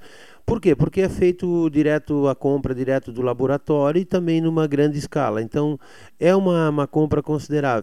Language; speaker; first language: Portuguese; native; Portuguese